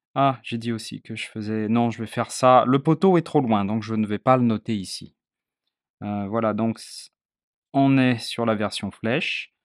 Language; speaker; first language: French; native; French